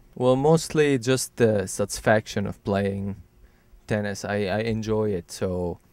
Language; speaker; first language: English; non-native, fluent; Arabic